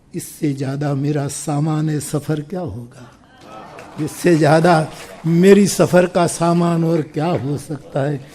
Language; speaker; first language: Hindi; non-native, local second language; Gujarati